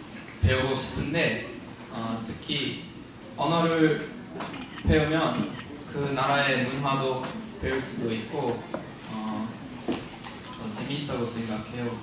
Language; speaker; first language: Korean; non-native, fluent; English